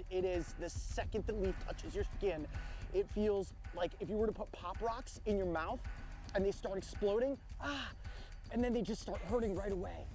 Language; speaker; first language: English; native; English